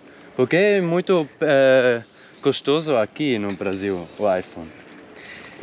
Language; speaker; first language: Portuguese; non-native, learner; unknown